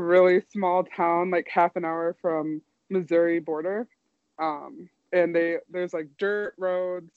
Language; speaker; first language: English; native; English